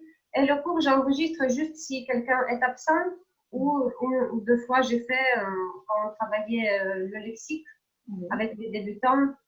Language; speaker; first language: French; non-native, fluent; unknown